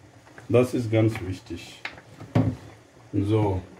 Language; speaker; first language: German; non-native, fluent; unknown